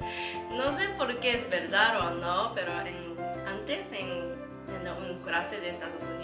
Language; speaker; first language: Spanish; non-native, learner; Japanese